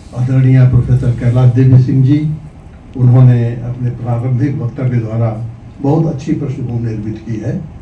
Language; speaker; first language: Hindi; native; Hindi